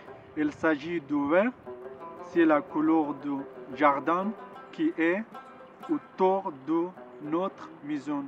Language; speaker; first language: French; non-native, learner; Pashto